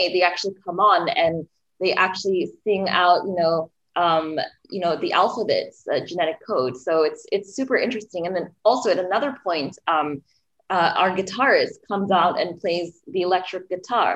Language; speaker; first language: English; native; English